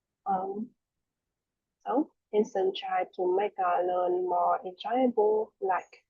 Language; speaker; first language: English; non-native, learner; Vietnamese